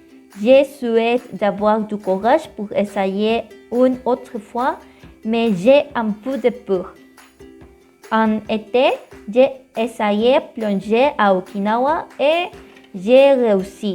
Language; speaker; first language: French; non-native, learner; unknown